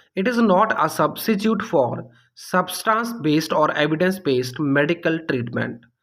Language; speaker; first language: English; non-native, local second language; Punjabi